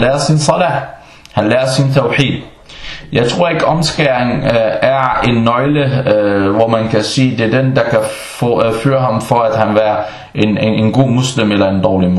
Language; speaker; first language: Danish; non-native, fluent; Arabic